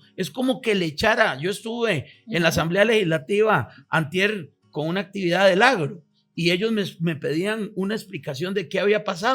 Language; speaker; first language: Spanish; native; Spanish